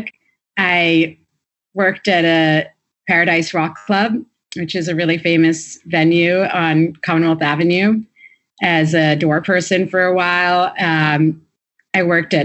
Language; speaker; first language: English; native; English